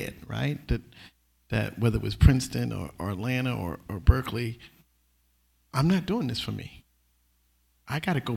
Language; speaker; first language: English; native; English